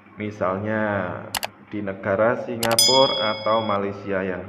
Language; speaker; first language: Indonesian; native; Indonesian